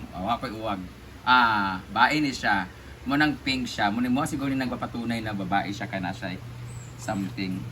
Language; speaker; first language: Filipino; non-native, local second language; Cebuano